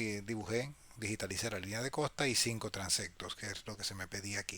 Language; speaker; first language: Spanish; native; Spanish